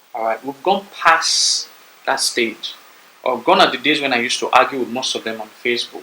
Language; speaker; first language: English; non-native, local second language; Bini